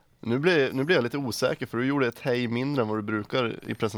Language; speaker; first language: Swedish; native; Swedish